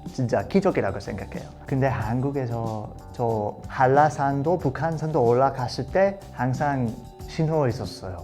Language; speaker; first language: Korean; non-native, learner; English